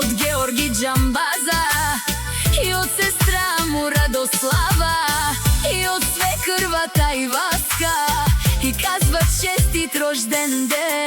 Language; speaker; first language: Bulgarian; non-native, local second language; Romany